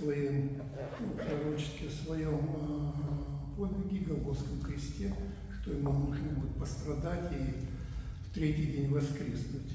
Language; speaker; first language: Russian; native; Russian